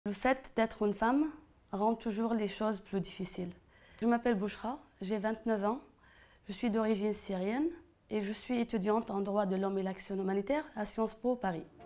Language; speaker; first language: French; non-native, fluent; Arabic